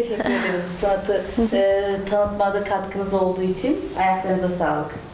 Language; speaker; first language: Turkish; native; Turkish